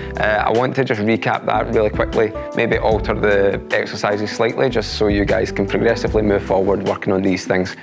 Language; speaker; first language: English; native; English